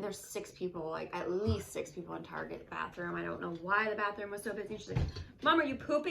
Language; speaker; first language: English; native; English